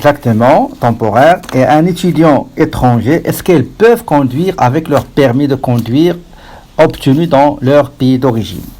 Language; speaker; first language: French; non-native, local second language; Arabic